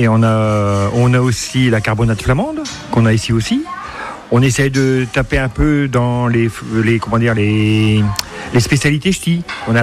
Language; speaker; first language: French; native; French